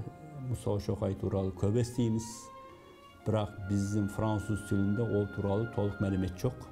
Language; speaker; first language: Kazakh; early bilingual, heritage; Kazakh